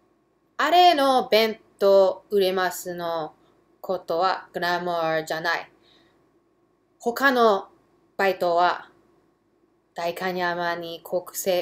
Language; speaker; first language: Japanese; early bilingual, heritage; English